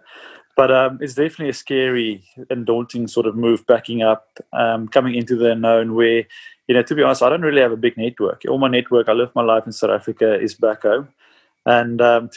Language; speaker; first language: English; non-native, local second language; Afrikaans